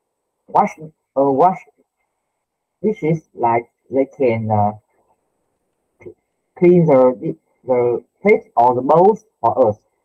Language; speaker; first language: English; non-native, learner; Vietnamese